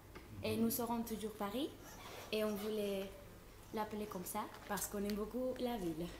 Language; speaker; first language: French; non-native, fluent; Spanish